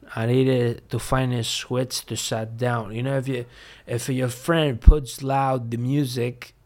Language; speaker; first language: English; non-native, fluent; Greek